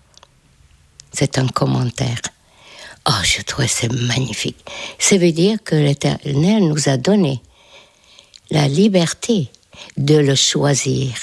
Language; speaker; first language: French; non-native, fluent; Hungarian